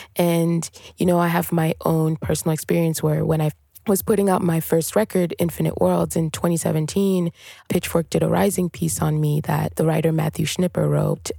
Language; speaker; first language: English; non-native, local second language; French